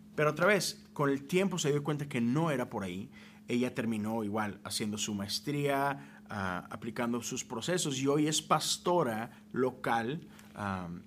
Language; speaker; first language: Spanish; native; Spanish